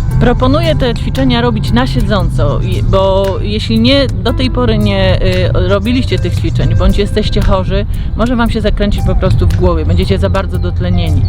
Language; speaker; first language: Polish; native; Polish